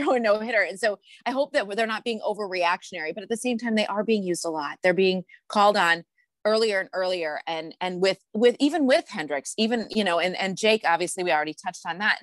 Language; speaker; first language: English; native; English